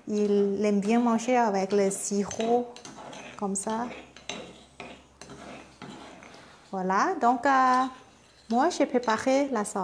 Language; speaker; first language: French; non-native, learner; Thai